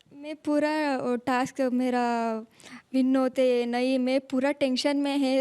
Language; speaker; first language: Hindi; non-native, local second language; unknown